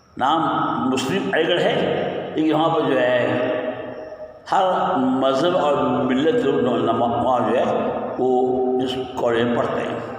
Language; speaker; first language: Urdu; native; Urdu